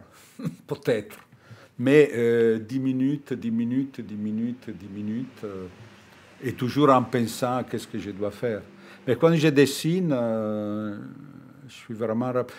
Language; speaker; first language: French; non-native, fluent; Italian